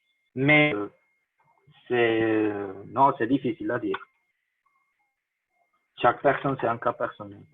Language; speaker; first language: French; non-native, fluent; Spanish